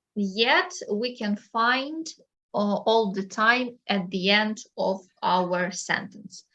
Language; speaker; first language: English; non-native, fluent; Ukrainian